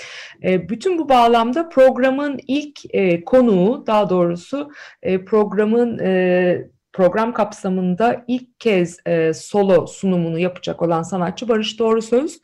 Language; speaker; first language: Turkish; native; Turkish